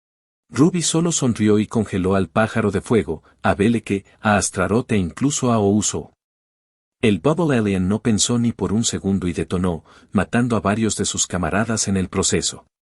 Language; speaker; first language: Spanish; native; Spanish